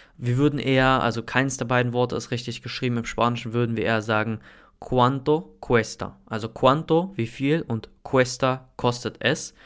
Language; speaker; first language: German; native; German